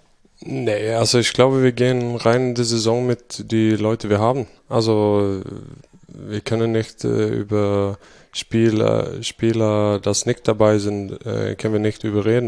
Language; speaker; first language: German; non-native, fluent; Swedish